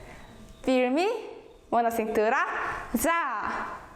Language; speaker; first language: Portuguese; non-native, fluent; Korean